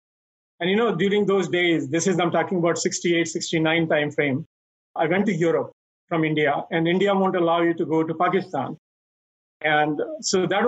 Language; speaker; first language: English; non-native, local second language; Hindi